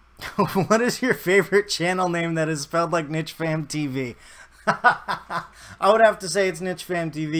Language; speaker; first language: English; native; English